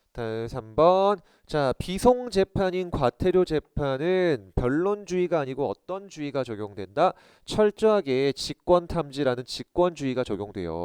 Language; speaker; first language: Korean; native; Korean